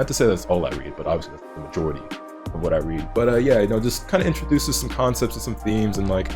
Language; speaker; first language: English; native; English